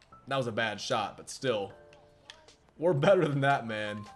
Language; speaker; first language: English; native; English